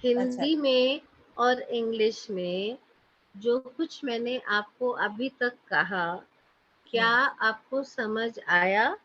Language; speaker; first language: Hindi; native; Hindi